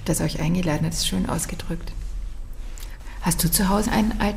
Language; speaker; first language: German; native; German